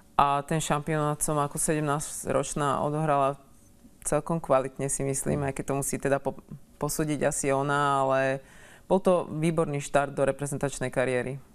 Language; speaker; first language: Slovak; native; Slovak